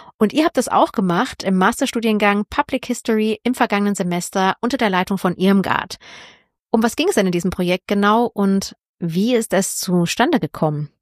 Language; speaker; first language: German; native; German